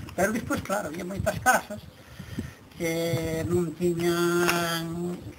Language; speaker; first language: Galician; native; Galician